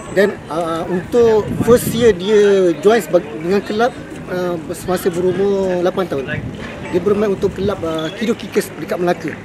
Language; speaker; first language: Malay; native; Malay